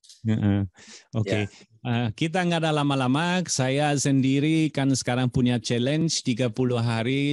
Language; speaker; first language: Indonesian; non-native, fluent; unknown